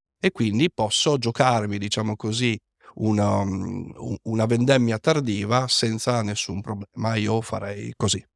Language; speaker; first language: Italian; native; Italian